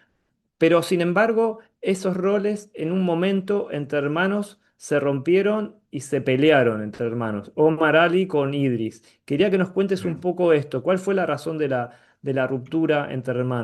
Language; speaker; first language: Spanish; native; Spanish